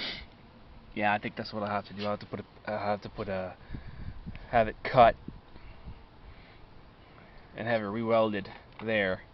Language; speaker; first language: English; native; English